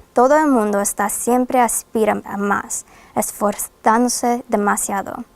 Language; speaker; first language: Spanish; non-native, fluent; English